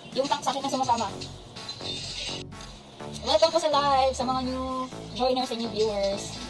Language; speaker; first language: Filipino; non-native, local second language; Cebuano